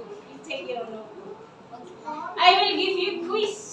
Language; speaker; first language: English; non-native, learner; Indonesian